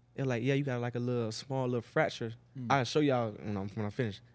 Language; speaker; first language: English; native; English